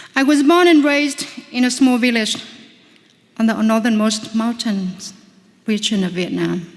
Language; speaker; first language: English; non-native, fluent; Vietnamese